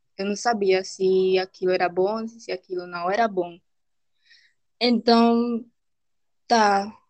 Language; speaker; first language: Portuguese; non-native, fluent; Spanish